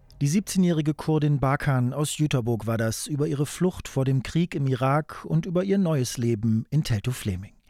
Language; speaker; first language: German; native; German